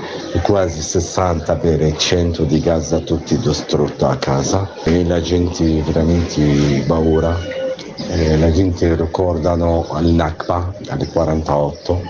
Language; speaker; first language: Italian; non-native, learner; Arabic